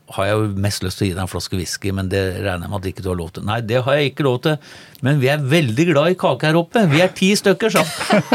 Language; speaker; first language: Norwegian; native; Norwegian